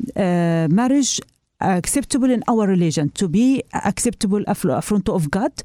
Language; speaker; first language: English; non-native, learner; Arabic